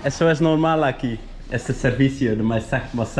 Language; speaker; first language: Spanish; non-native, learner; Dutch